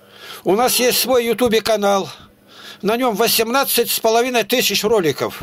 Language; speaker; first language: Russian; native; Russian